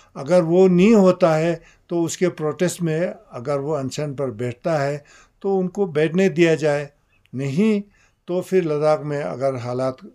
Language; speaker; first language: Hindi; non-native, local second language; Ladakhi